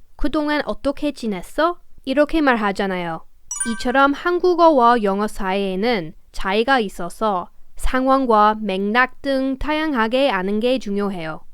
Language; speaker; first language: Korean; non-native, fluent; English